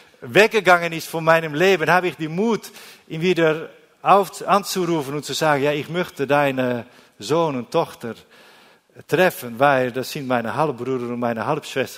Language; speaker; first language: German; non-native, learner; Dutch